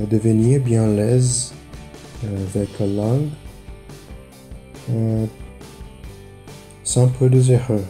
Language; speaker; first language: French; non-native, learner; Portuguese